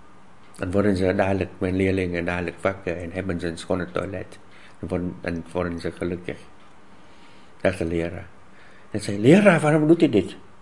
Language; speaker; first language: Dutch; non-native, fluent; Vietnamese